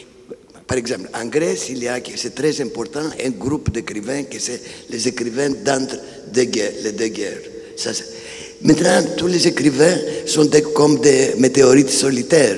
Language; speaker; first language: French; non-native, fluent; Greek